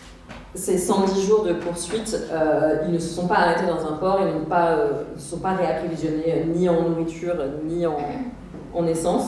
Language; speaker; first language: French; native; French